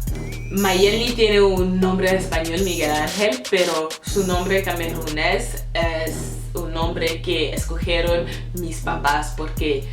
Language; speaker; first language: Spanish; non-native, fluent; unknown